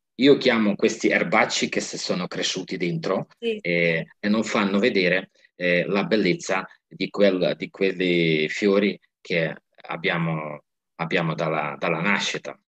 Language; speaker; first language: Italian; non-native, fluent; Ukrainian